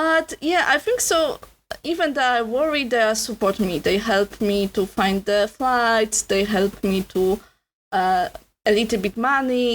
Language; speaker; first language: English; non-native, learner; Polish